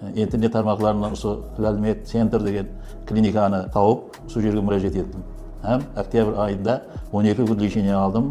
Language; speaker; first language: Uzbek; non-native, local second language; Kara-Kalpak